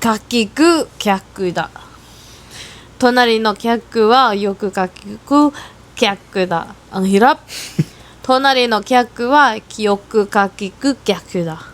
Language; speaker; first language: Japanese; non-native, learner; Filipino